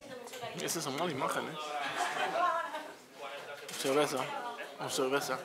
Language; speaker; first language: Spanish; non-native, fluent; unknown